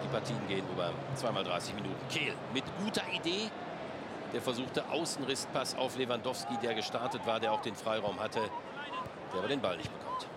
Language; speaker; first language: German; native; German